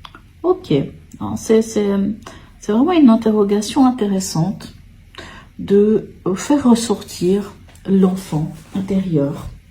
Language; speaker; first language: French; native; French